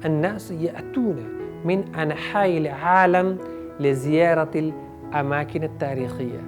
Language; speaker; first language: Arabic; non-native, fluent; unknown